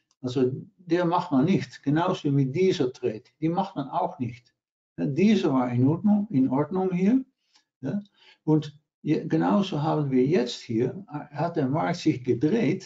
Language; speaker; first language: German; non-native, learner; Dutch